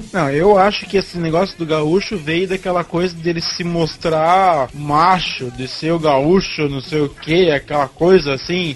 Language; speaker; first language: Portuguese; native; Portuguese